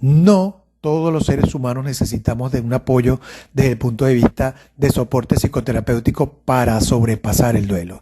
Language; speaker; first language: Spanish; native; Spanish